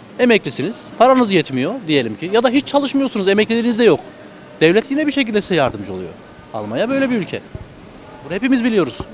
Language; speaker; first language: Turkish; native; Turkish